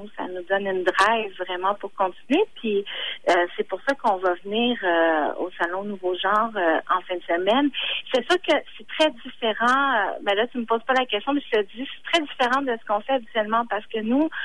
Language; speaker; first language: French; native; French